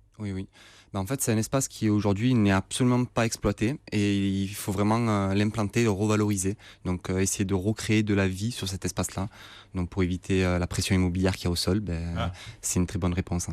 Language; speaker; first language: French; native; French